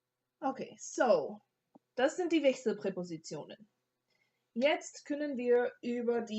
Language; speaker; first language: German; non-native, fluent; English